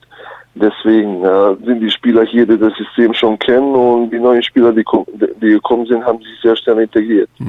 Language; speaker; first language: German; early bilingual, other home language; Bosnian